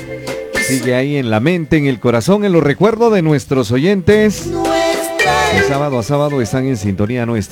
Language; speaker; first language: Spanish; native; Spanish